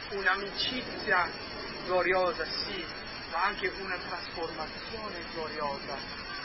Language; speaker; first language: Italian; non-native, fluent; English